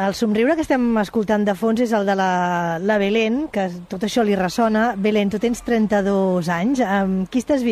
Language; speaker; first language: Catalan; native; Catalan